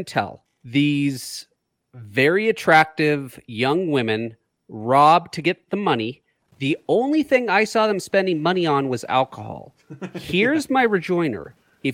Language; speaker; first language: English; native; English